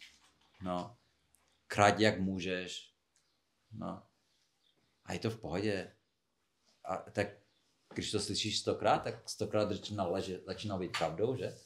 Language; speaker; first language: Czech; non-native, fluent; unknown